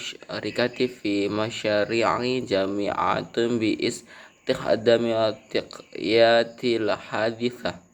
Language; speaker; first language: Arabic; non-native, learner; Indonesian